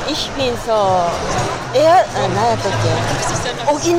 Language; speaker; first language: German; non-native, learner; Japanese